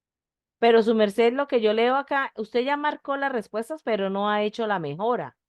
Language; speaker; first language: Spanish; native; Spanish